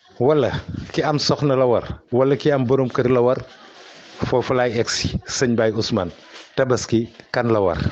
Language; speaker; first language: Wolof; native; Wolof